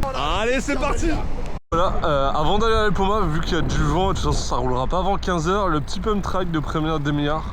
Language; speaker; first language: French; native; French